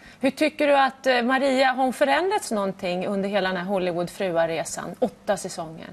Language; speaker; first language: Swedish; native; Swedish